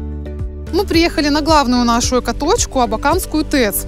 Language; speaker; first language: Russian; native; Russian